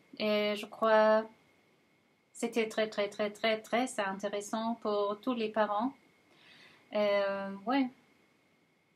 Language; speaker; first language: French; non-native, fluent; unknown